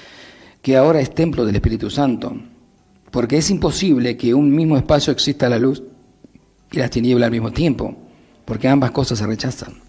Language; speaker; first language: Spanish; native; Spanish